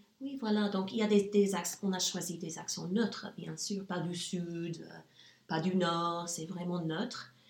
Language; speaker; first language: French; non-native, fluent; English